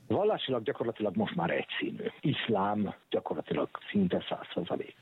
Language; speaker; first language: Hungarian; native; Hungarian